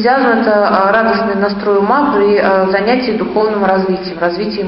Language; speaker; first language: Russian; native; Russian